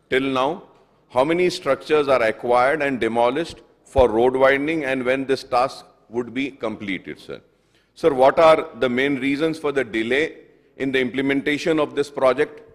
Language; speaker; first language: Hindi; non-native, local second language; Urdu